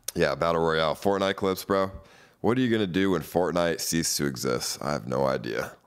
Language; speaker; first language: English; native; English